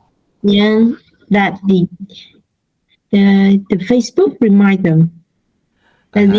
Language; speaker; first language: English; non-native, learner; Vietnamese